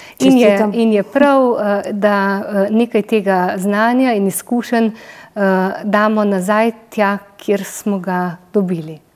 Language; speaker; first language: Slovenian; native; Slovenian